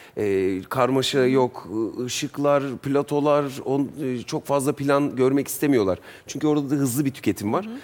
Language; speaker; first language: Turkish; native; Turkish